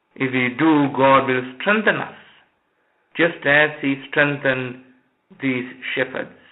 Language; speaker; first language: English; non-native, local second language; Sinhala